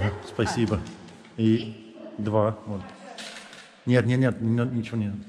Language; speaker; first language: Russian; non-native, fluent; English